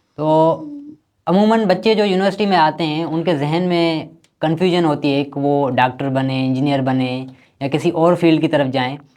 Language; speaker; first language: Urdu; non-native, local second language; Sindhi